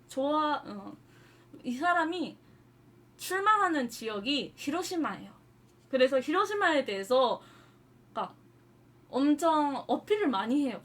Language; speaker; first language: Korean; non-native, fluent; Japanese